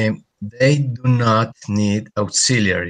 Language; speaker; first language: English; non-native, learner; Spanish